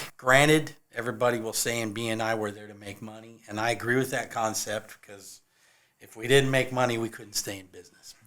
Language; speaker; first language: English; native; English